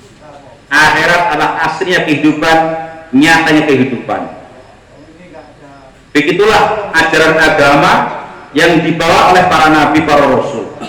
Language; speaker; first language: Indonesian; non-native, local second language; Javanese